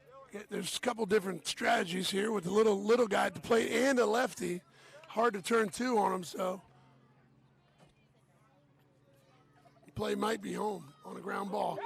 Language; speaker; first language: English; native; English